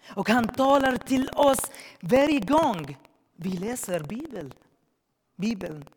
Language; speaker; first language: Swedish; non-native, learner; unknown